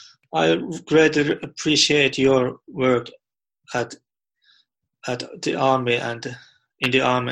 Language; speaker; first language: English; non-native, fluent; Finnish